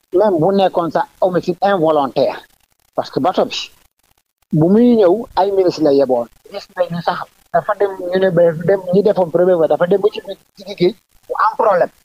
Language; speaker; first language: Wolof; non-native, local second language; Jola-Fonyi